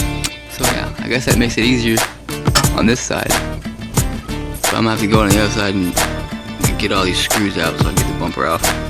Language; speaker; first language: English; native; English